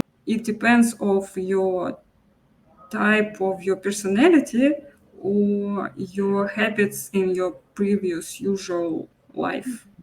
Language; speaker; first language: English; non-native, local second language; Russian